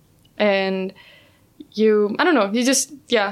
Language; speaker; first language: English; non-native, fluent; Spanish